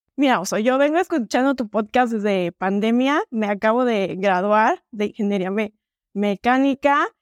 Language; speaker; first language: Spanish; native; Spanish